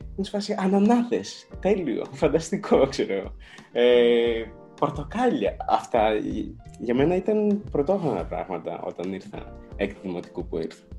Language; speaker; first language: Greek; early bilingual, other home language; Ukrainian